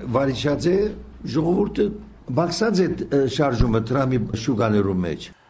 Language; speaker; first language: Armenian; early bilingual, heritage; Armenian